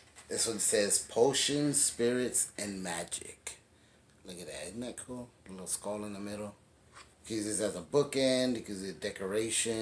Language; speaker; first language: English; native; English